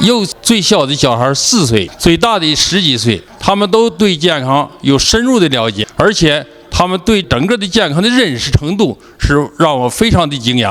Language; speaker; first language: Chinese; native; Chinese